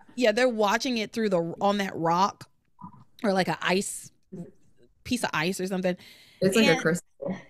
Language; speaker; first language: English; native; English